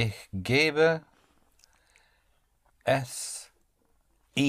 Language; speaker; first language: German; non-native, learner; English